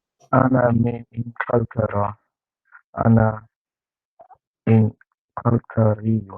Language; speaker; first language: Arabic; non-native, learner; English